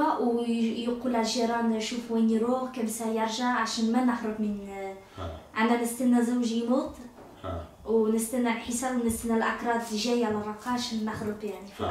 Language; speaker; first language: Arabic; non-native, learner; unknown